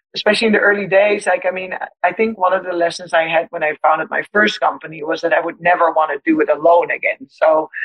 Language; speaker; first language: English; non-native, fluent; Dutch